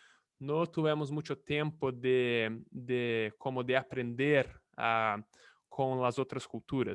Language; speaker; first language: Spanish; non-native, fluent; Portuguese